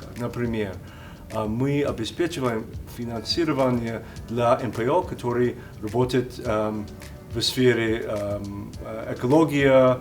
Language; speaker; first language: Russian; non-native, learner; English